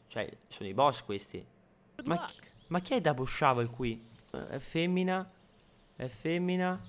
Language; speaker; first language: Italian; native; Italian